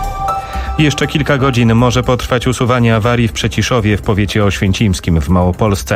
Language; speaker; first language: Polish; native; Polish